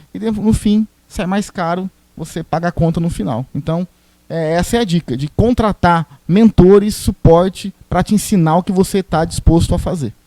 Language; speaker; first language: Portuguese; native; Portuguese